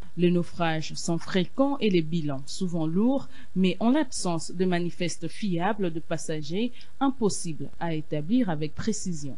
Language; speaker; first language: French; non-native, local second language; Lingala